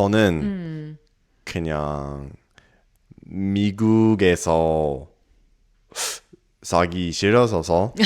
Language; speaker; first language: Korean; non-native, learner; English